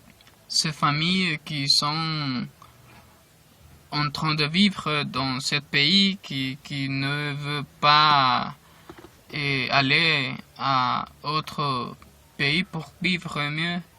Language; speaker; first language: French; non-native, learner; Spanish